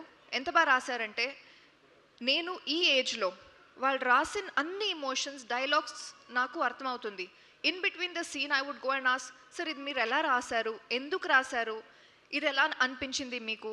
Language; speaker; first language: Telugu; non-native, local second language; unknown